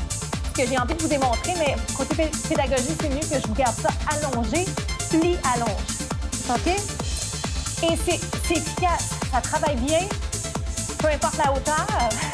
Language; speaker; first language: French; native; French